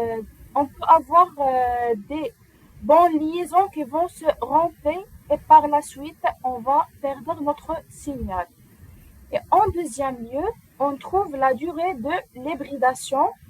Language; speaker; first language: French; non-native, local second language; Arabic